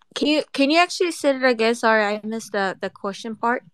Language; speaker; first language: English; non-native, fluent; Japanese